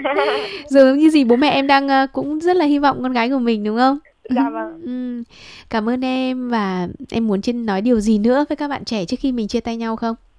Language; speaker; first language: Vietnamese; native; Vietnamese